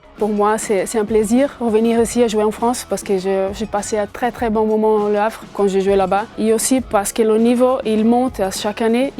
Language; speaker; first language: French; non-native, fluent; Portuguese